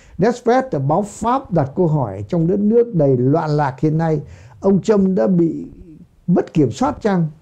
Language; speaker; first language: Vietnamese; native; Vietnamese